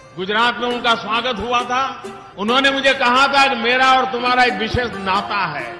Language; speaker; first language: Hindi; non-native, local second language; Gujarati